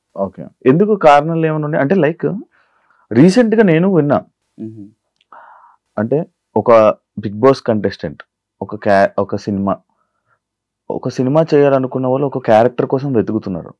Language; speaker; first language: Telugu; native; Telugu